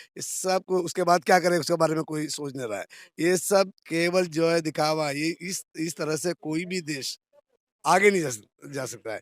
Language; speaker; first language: Hindi; native; Hindi